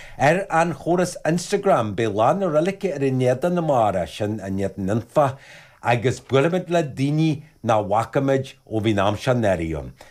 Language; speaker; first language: Irish; native; Irish